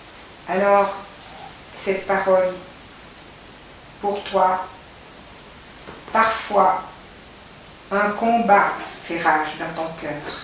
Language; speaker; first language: French; native; French